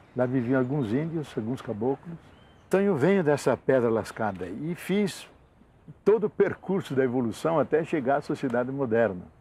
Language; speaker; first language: Portuguese; non-native, local second language; Italian